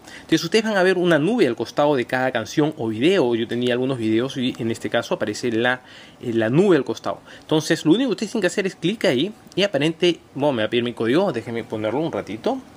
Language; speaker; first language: Spanish; native; Spanish